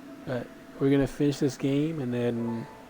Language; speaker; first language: English; native; English